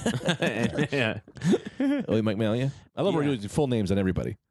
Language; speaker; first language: English; native; English